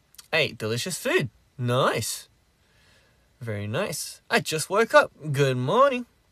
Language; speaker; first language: English; early bilingual, other home language; Korean